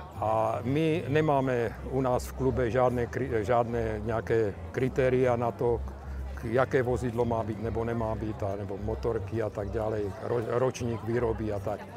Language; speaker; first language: Slovak; native; Slovak